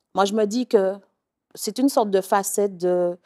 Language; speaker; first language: French; native; French